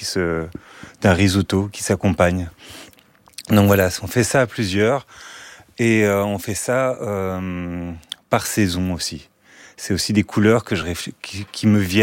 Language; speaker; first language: French; native; French